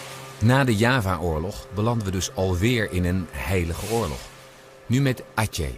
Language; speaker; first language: Dutch; native; Dutch